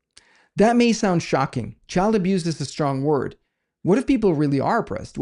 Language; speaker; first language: English; non-native, fluent; Danish